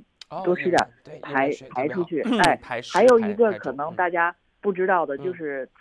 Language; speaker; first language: Chinese; native; Chinese